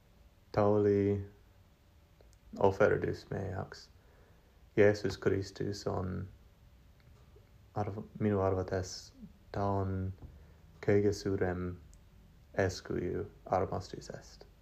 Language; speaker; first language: Estonian; non-native, learner; English